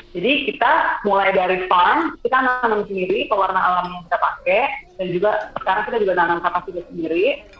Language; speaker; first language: Indonesian; native; Indonesian